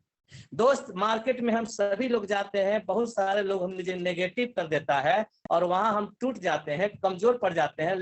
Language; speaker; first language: Hindi; native; Hindi